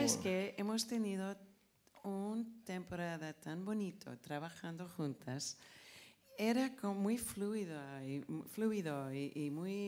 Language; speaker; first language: Spanish; non-native, fluent; English